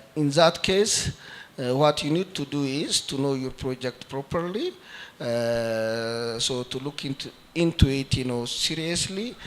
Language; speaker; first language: English; non-native, local second language; Amharic